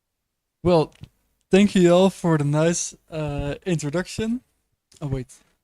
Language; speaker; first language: English; non-native, fluent; Dutch